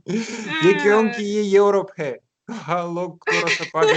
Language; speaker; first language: Hindi; non-native, learner; Russian